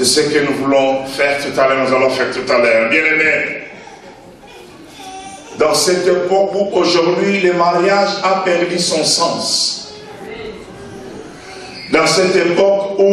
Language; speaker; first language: French; non-native, local second language; Lingala